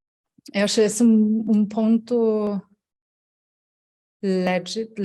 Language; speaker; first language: Portuguese; non-native, fluent; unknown